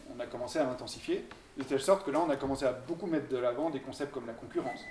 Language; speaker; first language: French; native; French